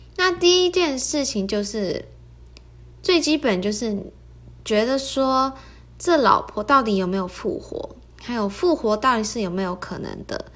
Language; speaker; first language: Chinese; early bilingual, heritage; Chinese